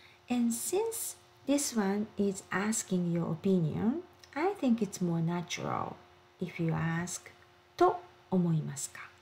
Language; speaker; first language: English; non-native, fluent; Japanese